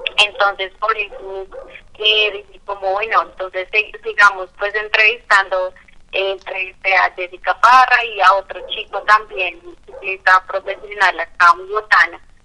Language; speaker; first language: Spanish; native; Spanish